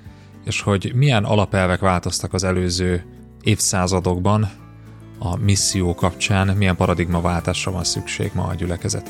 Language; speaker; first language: Hungarian; native; Hungarian